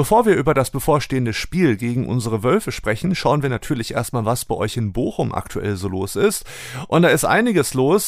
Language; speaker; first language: German; native; German